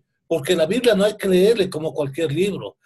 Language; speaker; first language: Spanish; native; Spanish